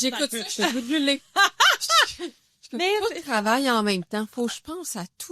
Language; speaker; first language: French; native; French